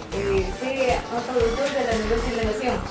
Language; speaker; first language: French; non-native, learner; Spanish